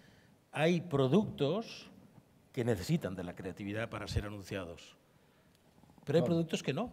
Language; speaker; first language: Spanish; native; Spanish